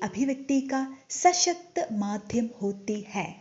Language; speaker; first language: Hindi; non-native, local second language; Malayalam